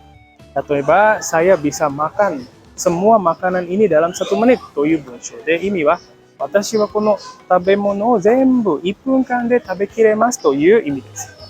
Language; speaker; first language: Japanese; non-native, fluent; Indonesian